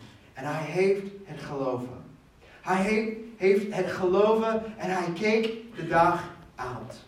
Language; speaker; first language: Dutch; non-native, fluent; English